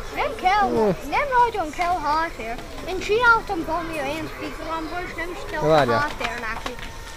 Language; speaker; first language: Hungarian; early bilingual, heritage; Hungarian